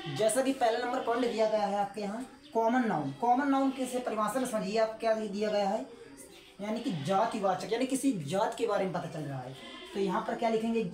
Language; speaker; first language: Hindi; native; Hindi